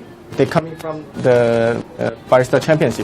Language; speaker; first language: English; non-native, fluent; Korean